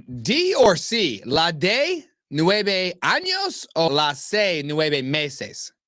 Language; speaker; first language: Spanish; non-native, learner; English